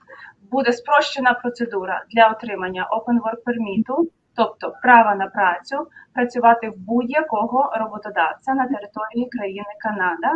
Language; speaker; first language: Ukrainian; native; Ukrainian